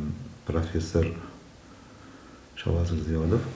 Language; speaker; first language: Turkish; non-native, learner; Uzbek